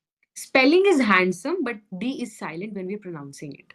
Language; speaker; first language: English; non-native, local second language; Hindi